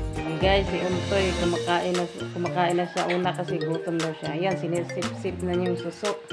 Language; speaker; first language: Filipino; non-native, local second language; Cebuano